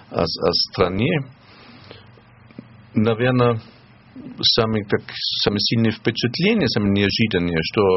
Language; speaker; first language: Russian; non-native, fluent; German